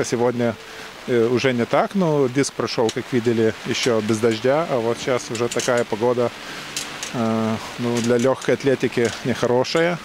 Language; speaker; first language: Russian; non-native, local second language; Lithuanian